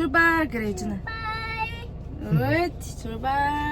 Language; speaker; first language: Korean; non-native, learner; Mongolian